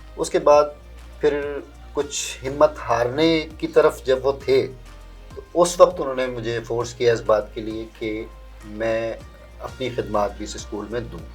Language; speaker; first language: Urdu; native; Urdu